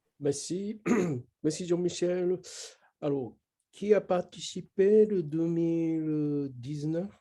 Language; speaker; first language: French; non-native, learner; Japanese